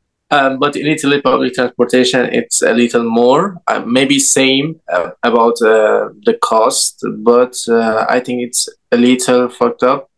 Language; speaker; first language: English; non-native, learner; Persian